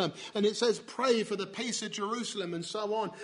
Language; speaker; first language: English; native; English